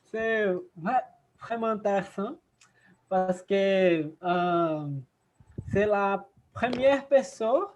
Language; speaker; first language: French; non-native, learner; Portuguese